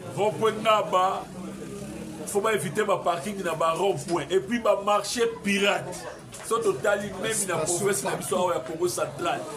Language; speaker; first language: Lingala; non-native, local second language; Kongo